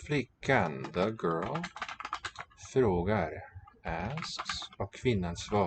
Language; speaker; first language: Swedish; non-native, learner; English